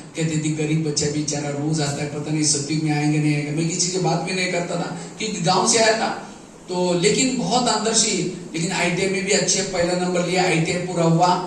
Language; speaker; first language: Hindi; non-native, local second language; Marathi